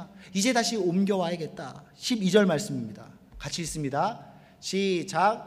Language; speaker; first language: Korean; native; Korean